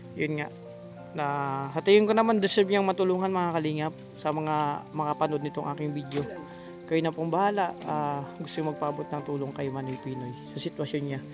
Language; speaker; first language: Filipino; non-native, local second language; Cebuano